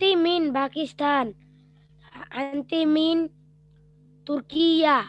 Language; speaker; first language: Arabic; non-native, learner; Bangla